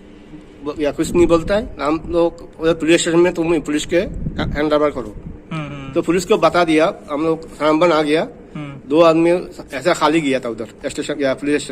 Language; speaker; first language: Hindi; non-native, learner; Bangla